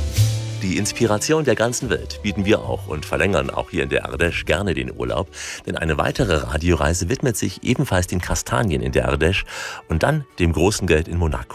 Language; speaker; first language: German; native; German